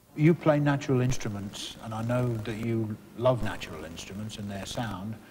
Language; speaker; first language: English; native; English